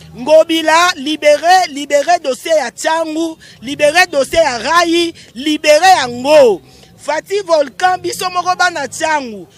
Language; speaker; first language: Lingala; native; Lingala